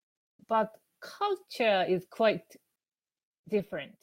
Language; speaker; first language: English; non-native, learner; Japanese